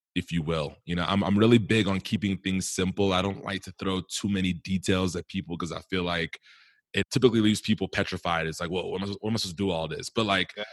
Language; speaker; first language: English; native; English